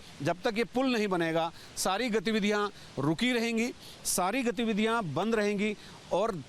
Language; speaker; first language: Hindi; native; Hindi